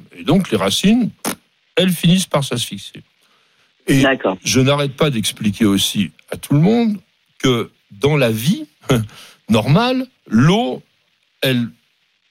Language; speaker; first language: French; native; French